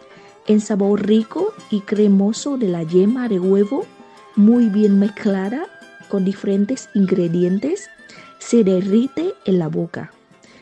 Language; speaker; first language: Spanish; non-native, fluent; Vietnamese